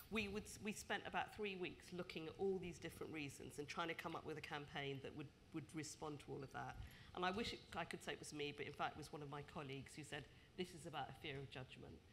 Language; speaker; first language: English; native; English